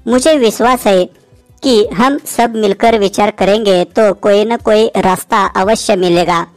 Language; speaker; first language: Hindi; non-native, local second language; Marathi